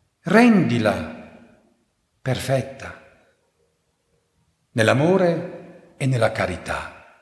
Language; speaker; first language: Italian; non-native, fluent; German